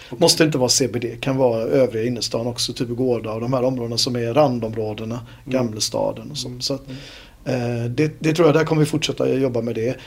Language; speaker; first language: Swedish; native; Swedish